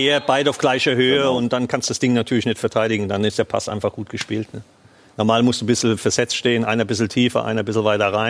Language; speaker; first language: German; native; German